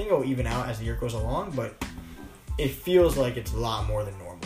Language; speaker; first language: English; native; English